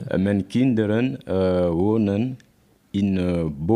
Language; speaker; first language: Dutch; non-native, learner; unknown